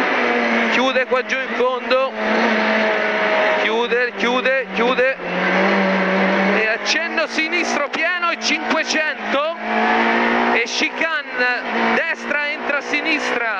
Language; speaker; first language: Italian; native; Italian